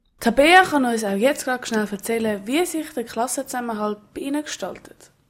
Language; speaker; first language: German; native; German